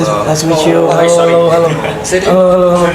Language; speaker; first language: English; non-native, learner; Indonesian